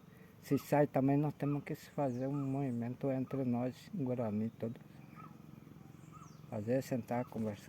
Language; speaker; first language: Portuguese; non-native, local second language; Guarani